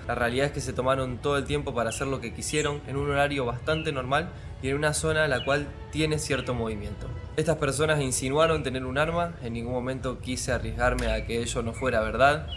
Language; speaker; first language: Spanish; native; Spanish